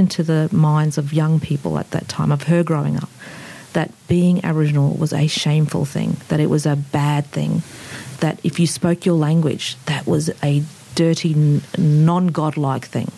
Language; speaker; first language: English; native; English